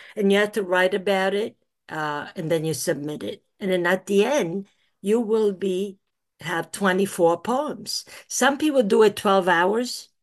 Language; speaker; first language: English; early bilingual, other home language; Italian